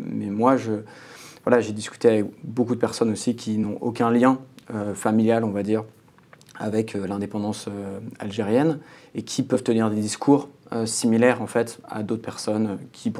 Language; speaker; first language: French; native; French